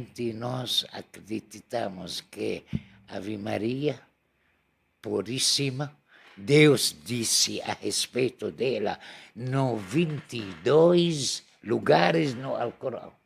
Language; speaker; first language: Portuguese; non-native, learner; Arabic